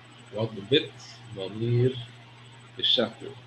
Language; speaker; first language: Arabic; non-native, fluent; English